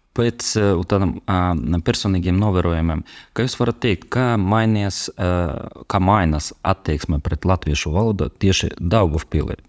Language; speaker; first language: Latvian; non-native, local second language; Russian